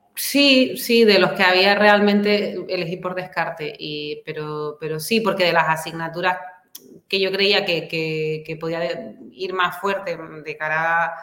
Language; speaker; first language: Spanish; native; Spanish